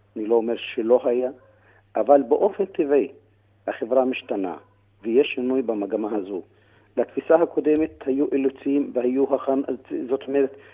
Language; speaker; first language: Hebrew; non-native, local second language; Arabic